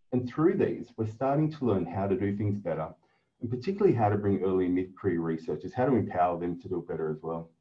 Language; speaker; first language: English; native; English